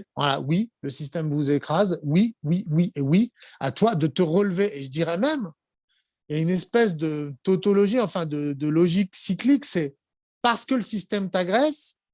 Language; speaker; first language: French; native; French